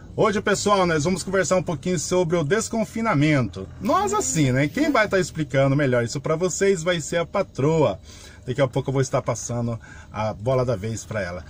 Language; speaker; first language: Portuguese; native; Portuguese